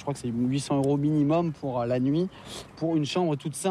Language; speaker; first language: French; native; French